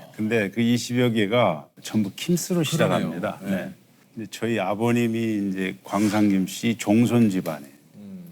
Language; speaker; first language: Korean; native; Korean